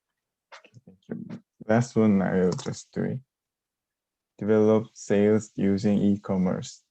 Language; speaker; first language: English; non-native, learner; Korean